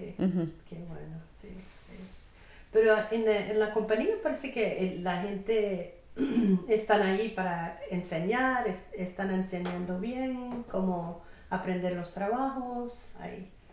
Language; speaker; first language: Spanish; non-native, fluent; English